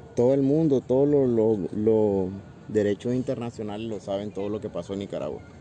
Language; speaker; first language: Spanish; native; Spanish